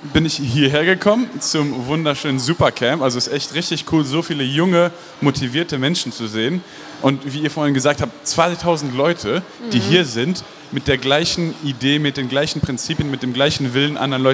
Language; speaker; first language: German; non-native, local second language; Luxembourgish